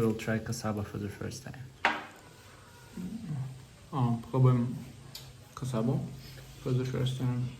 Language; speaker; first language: English; non-native, learner; Russian